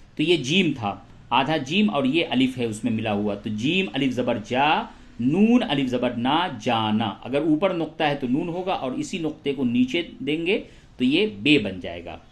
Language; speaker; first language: Hindi; native; Hindi